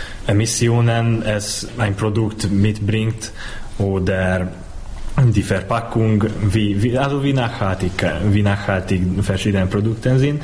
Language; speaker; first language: German; non-native, fluent; Hungarian